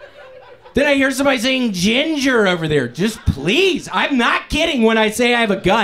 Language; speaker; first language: English; native; English